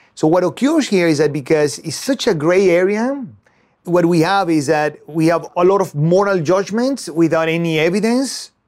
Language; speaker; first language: English; non-native, fluent; Spanish